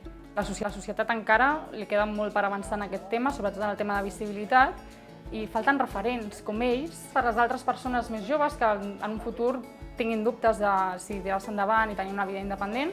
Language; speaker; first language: Catalan; native; Catalan